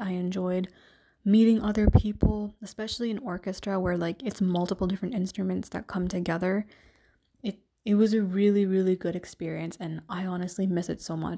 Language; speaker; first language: English; native; English